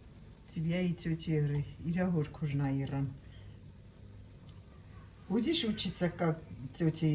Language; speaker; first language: Russian; non-native, fluent; Armenian